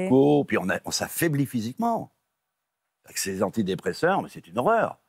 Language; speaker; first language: French; native; French